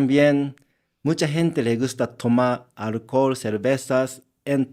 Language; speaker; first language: Spanish; non-native, learner; Japanese